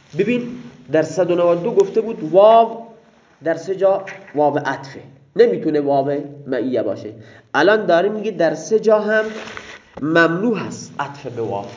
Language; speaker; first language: Persian; non-native, local second language; Baluchi